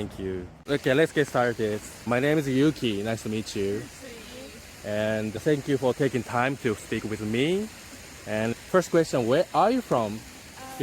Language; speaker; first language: English; non-native, learner; Japanese